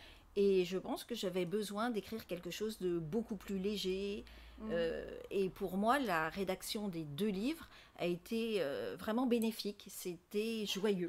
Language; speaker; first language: French; native; French